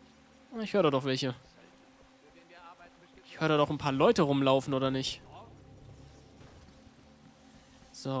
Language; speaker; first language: German; native; German